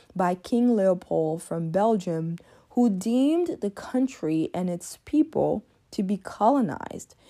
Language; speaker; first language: English; early bilingual, other home language; French